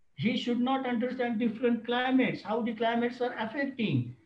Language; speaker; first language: English; non-native, local second language; Marathi